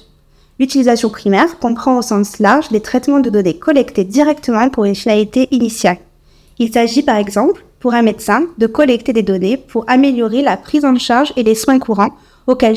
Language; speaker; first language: French; native; French